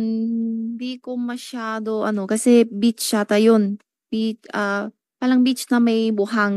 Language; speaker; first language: Filipino; non-native, learner; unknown